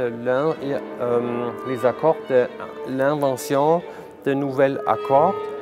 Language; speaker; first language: French; non-native, fluent; German